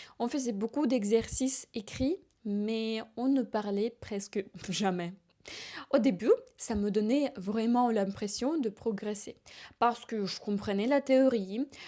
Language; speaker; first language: French; non-native, fluent; Ukrainian